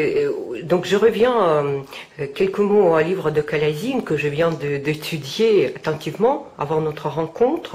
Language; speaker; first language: French; non-native, fluent; Russian